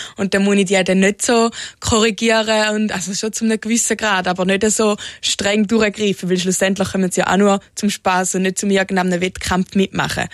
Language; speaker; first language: German; native; German